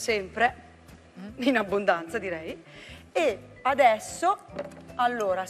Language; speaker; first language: Italian; native; Italian